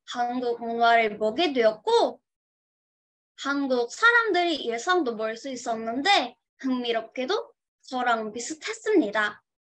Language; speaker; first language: Korean; non-native, learner; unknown